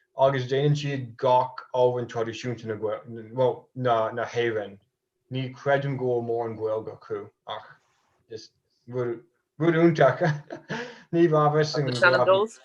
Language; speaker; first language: Irish; non-native, fluent; English